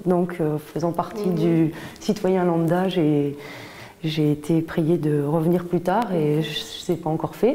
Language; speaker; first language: French; native; French